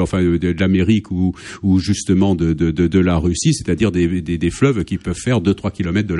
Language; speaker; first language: French; native; French